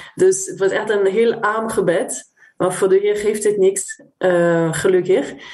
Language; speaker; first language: Dutch; non-native, fluent; French